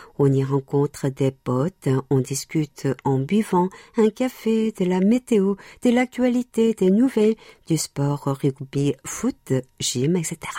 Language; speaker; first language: French; non-native, fluent; Korean